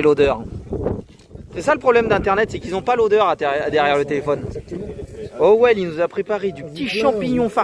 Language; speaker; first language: French; native; French